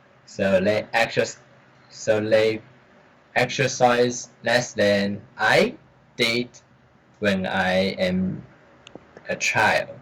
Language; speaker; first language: English; non-native, learner; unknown